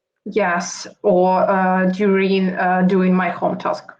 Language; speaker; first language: English; non-native, fluent; Russian